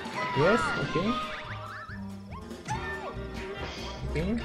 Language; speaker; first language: English; non-native, learner; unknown